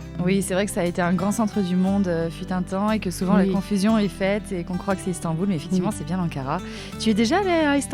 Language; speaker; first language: French; native; French